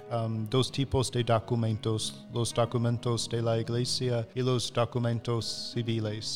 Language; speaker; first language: Spanish; non-native, fluent; English